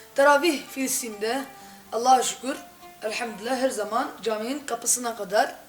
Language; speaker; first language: Turkish; non-native, fluent; Arabic